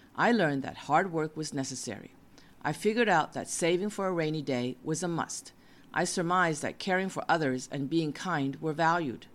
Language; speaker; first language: English; native; English